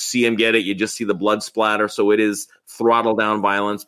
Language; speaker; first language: English; native; English